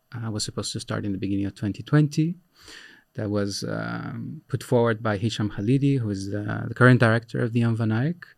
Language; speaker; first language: English; non-native, fluent; Portuguese